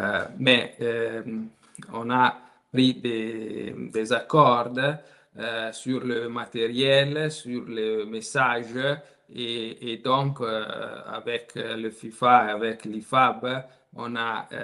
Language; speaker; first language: French; non-native, learner; Italian